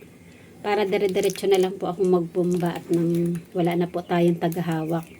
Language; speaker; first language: Filipino; native; Filipino